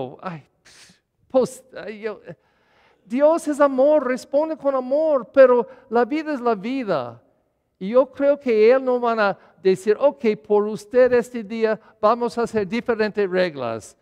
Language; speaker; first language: Spanish; non-native, learner; English